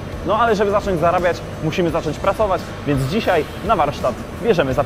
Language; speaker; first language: Polish; native; Polish